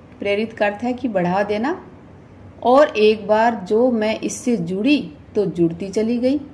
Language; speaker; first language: Hindi; native; Hindi